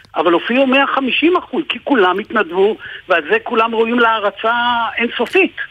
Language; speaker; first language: Hebrew; native; Hebrew